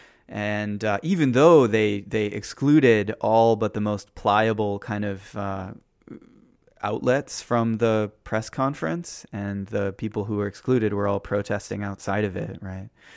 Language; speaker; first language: English; native; English